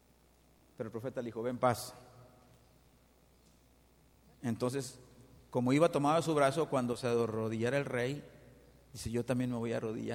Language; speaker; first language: Spanish; native; Spanish